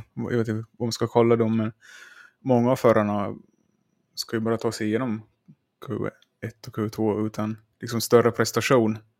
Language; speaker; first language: Swedish; native; Swedish